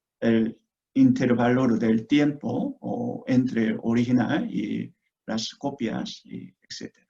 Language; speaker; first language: Spanish; non-native, fluent; Korean